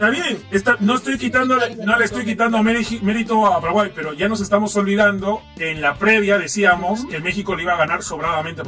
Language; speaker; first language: Spanish; native; Spanish